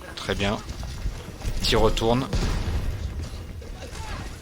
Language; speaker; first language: French; native; French